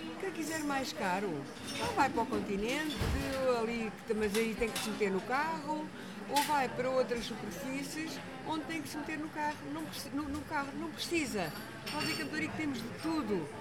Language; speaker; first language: Portuguese; native; Portuguese